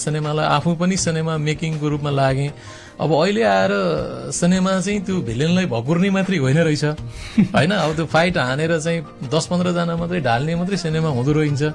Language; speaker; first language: Nepali; non-native, local second language; Gurung